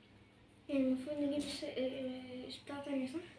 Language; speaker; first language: Arabic; native; Arabic